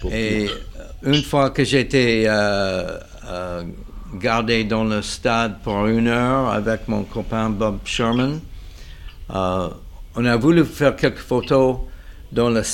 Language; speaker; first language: French; non-native, fluent; English